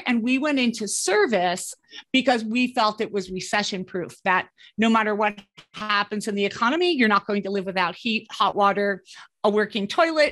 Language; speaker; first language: English; native; English